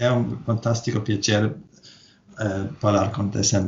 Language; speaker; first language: Italian; non-native, learner; Norwegian